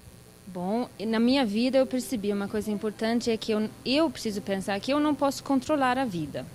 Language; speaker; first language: Portuguese; non-native, fluent; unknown